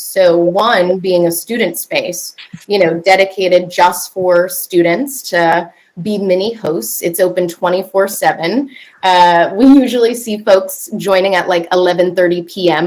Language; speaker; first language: English; native; English